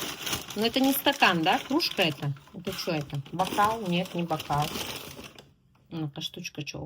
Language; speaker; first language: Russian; non-native, fluent; Uzbek